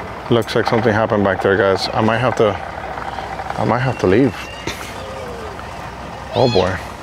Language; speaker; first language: English; early bilingual, other home language; Spanish